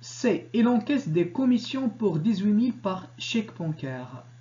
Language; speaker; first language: French; non-native, local second language; Arabic